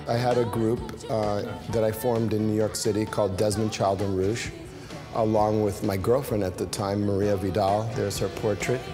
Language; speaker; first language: English; native; English